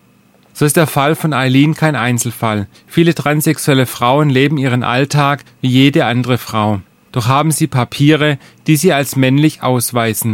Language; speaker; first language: German; native; German